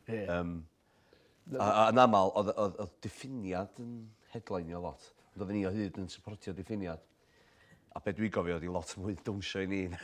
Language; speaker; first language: Welsh; native; Welsh